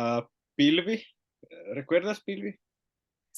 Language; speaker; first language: Spanish; non-native, learner; Finnish